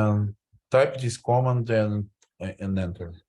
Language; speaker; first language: English; non-native, learner; Portuguese